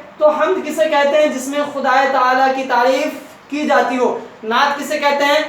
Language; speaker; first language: Urdu; native; Urdu